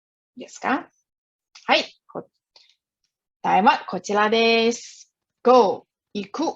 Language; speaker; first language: Japanese; non-native, fluent; Chinese